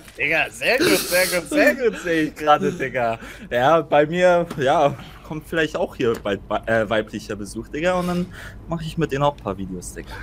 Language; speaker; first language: German; native; German